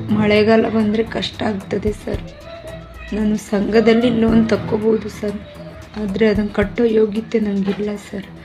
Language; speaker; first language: Kannada; non-native, local second language; Lambadi